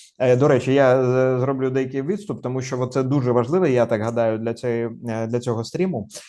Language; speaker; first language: Ukrainian; non-native, local second language; Russian